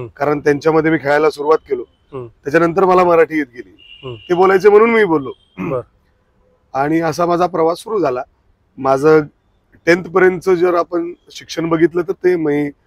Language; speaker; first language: Marathi; early bilingual, other home language; Punjabi